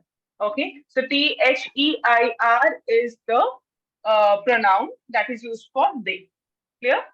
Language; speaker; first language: English; non-native, local second language; Hindi